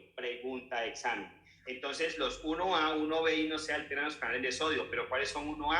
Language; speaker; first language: Spanish; native; Spanish